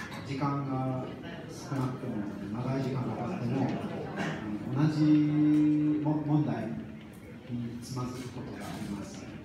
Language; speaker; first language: Japanese; non-native, learner; Vietnamese